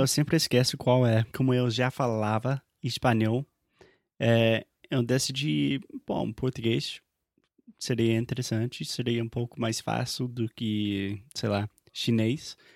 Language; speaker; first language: Portuguese; non-native, fluent; English